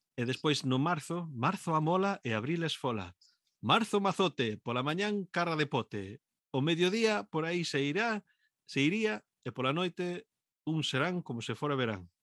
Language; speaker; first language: Galician; non-native, local second language; Spanish